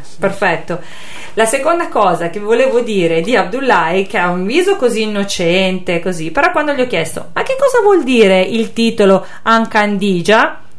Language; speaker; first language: Italian; native; Italian